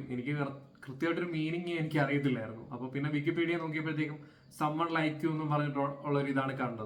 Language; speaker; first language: Malayalam; native; Malayalam